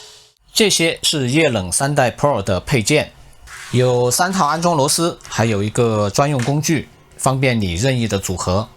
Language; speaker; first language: Chinese; native; Chinese